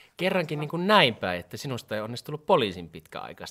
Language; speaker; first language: Finnish; native; Finnish